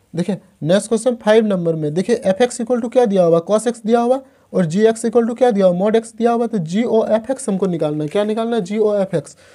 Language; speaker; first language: Hindi; native; Hindi